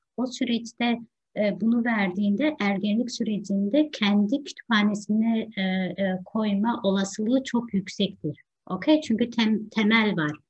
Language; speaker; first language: Turkish; early bilingual, heritage; Turkish